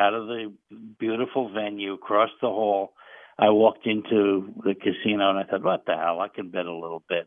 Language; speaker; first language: English; native; English